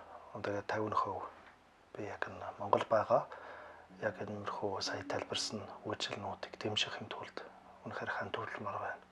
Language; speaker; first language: Mongolian; non-native, fluent; German